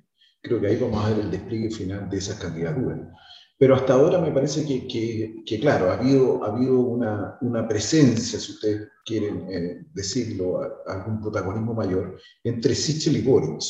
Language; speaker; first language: Spanish; native; Spanish